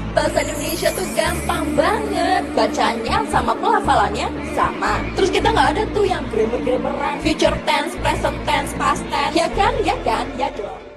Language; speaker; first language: Indonesian; native; Indonesian